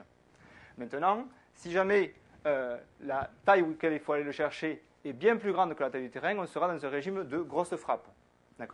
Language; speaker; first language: French; native; French